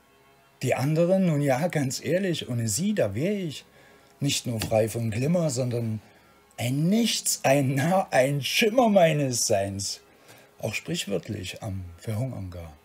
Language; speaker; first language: German; native; German